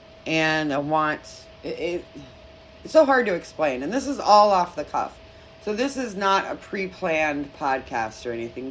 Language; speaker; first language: English; native; English